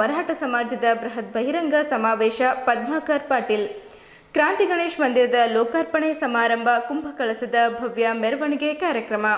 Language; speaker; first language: Kannada; native; Kannada